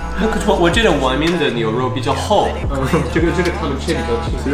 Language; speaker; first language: Chinese; non-native, fluent; English